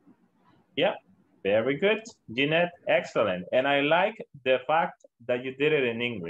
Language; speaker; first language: English; non-native, learner; Spanish